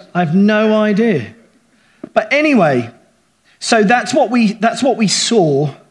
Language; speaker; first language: English; native; English